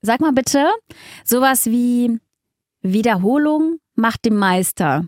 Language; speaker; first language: German; early bilingual, other home language; Russian